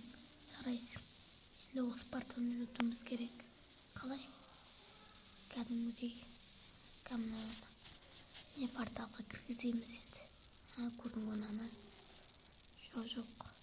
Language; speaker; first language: Kazakh; native; Kazakh